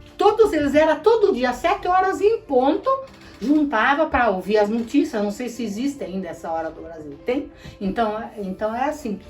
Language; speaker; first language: Portuguese; early bilingual, other home language; Polish